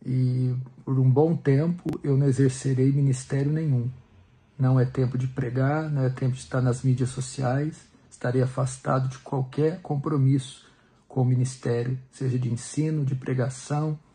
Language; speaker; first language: Portuguese; native; Portuguese